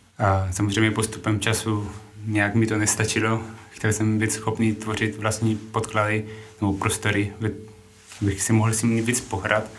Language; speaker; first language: Czech; non-native, fluent; Spanish